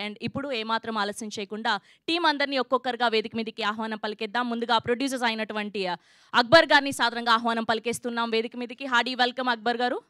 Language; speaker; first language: Telugu; native; Telugu